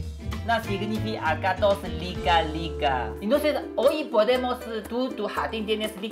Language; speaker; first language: Spanish; non-native, learner; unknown